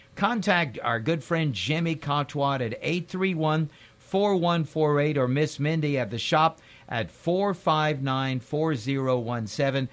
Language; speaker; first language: English; native; English